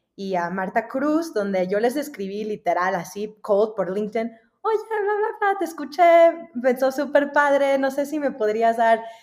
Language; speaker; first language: Spanish; early bilingual, heritage; Spanish